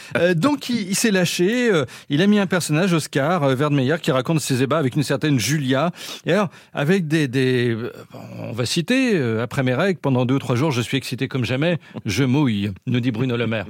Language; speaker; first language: French; native; French